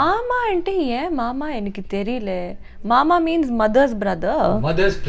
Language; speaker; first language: Tamil; non-native, learner; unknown